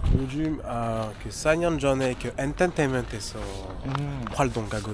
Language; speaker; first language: Korean; non-native, learner; French